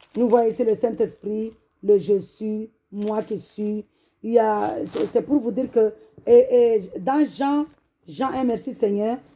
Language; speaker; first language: French; non-native, local second language; Comorian